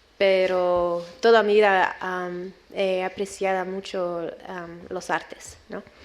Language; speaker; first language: Spanish; non-native, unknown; Romanian